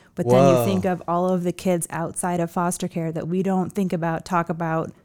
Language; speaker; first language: English; native; English